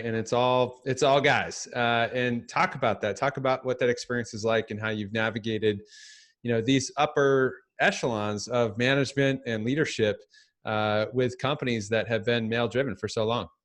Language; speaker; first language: English; native; English